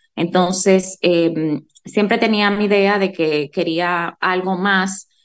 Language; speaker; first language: Spanish; native; Spanish